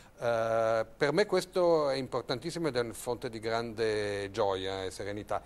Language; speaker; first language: Italian; early bilingual, other home language; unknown